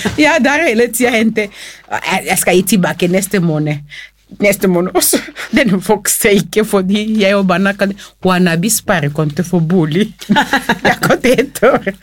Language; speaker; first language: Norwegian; non-native, fluent; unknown